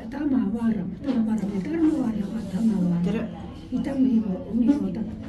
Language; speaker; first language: Russian; non-native, fluent; Estonian